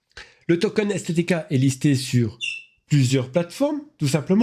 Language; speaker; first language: French; native; French